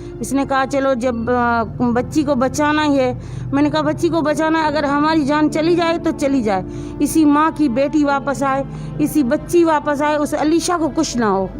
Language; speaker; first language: Urdu; non-native, local second language; Sindhi